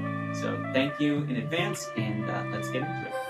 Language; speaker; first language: English; native; English